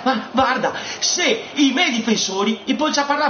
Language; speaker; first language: Italian; native; Italian